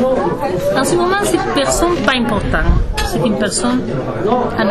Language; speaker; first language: French; non-native, learner; Spanish